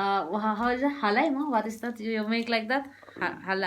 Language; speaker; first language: English; non-native, learner; Filipino